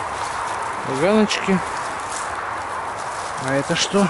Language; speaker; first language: Russian; native; Russian